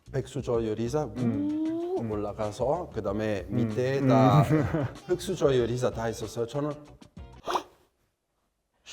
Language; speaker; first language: Korean; non-native, fluent; Italian